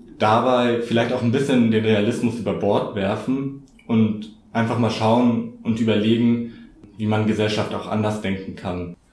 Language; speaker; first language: German; native; German